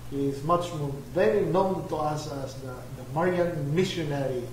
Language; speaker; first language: English; non-native, local second language; Filipino